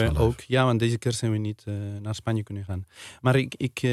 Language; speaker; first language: Dutch; non-native, fluent; Spanish